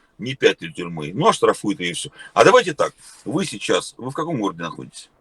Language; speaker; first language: Russian; native; Russian